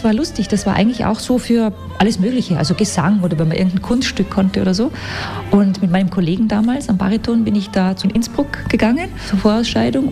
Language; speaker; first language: German; native; German